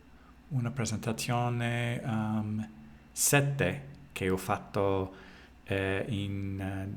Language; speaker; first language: Italian; non-native, learner; English